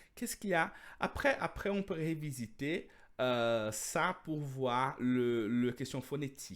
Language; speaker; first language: French; non-native, fluent; Portuguese